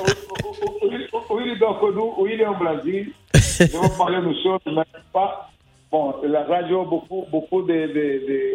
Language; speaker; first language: French; non-native, learner; Portuguese